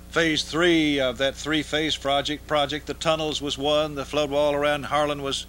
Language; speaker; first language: English; native; English